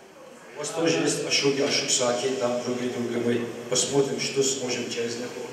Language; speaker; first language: Russian; non-native, local second language; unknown